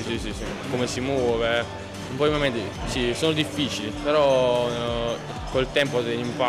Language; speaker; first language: Italian; native; Italian